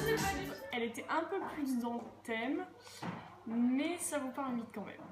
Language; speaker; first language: French; native; French